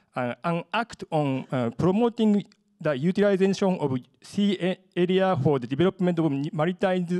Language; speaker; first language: English; non-native, fluent; Japanese